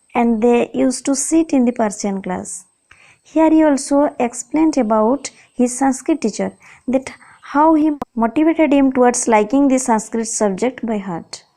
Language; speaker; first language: English; non-native, local second language; Odia